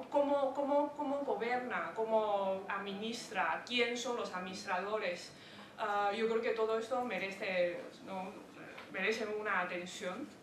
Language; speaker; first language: Spanish; non-native, fluent; Chinese